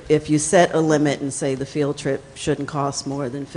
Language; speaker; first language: English; native; English